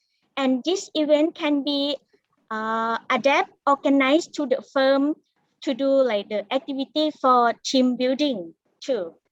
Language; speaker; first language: English; non-native, learner; Thai